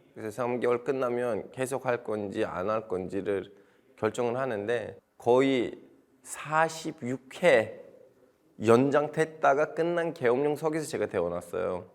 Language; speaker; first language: Korean; non-native, fluent; Turkish